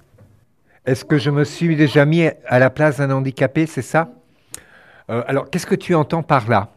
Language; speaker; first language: French; native; French